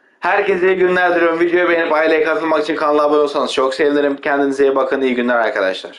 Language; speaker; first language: Turkish; native; Turkish